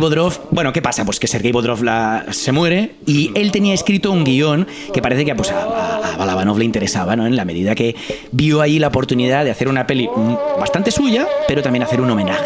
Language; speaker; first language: Spanish; non-native, local second language; Catalan